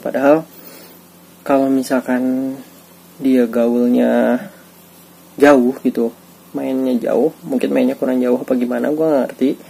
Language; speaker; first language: Indonesian; native; Indonesian